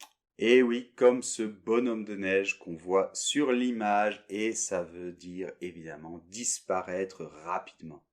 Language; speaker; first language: French; native; French